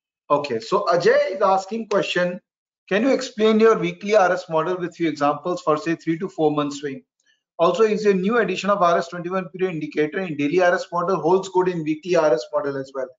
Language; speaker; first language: English; non-native, local second language; Hindi